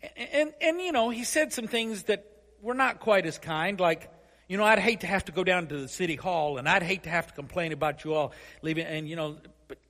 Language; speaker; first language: English; native; English